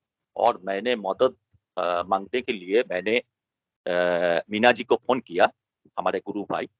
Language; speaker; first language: Hindi; non-native, local second language; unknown